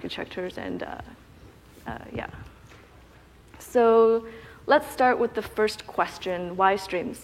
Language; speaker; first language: English; native; English